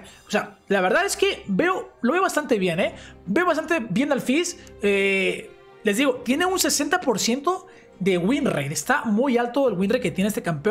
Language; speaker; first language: Spanish; native; Spanish